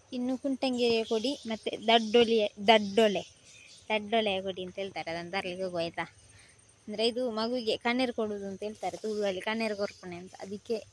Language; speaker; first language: Kannada; non-native, local second language; Tulu